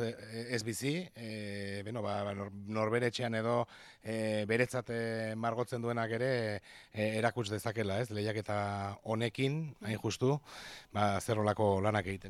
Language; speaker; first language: Basque; native; Basque